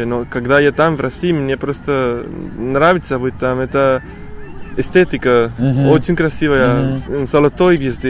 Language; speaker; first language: Russian; non-native, learner; Spanish